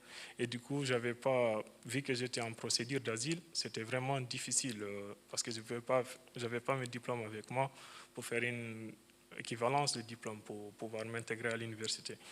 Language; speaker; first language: French; non-native, fluent; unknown